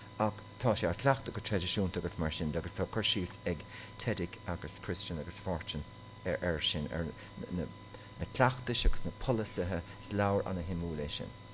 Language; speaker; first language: Irish; native; Irish